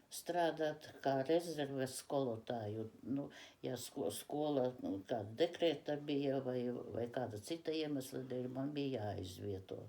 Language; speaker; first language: Latvian; early bilingual, other home language; Russian